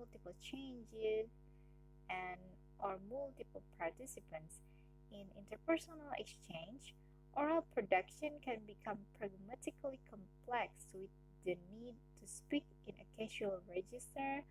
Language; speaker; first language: English; non-native, learner; Indonesian